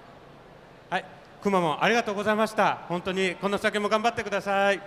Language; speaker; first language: Japanese; non-native, fluent; French